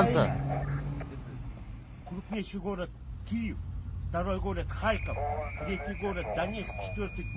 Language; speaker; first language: Russian; non-native, local second language; Kyrgyz